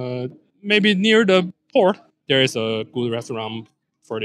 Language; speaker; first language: English; non-native, learner; Chinese